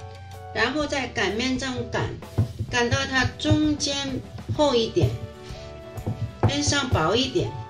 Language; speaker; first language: Chinese; native; Chinese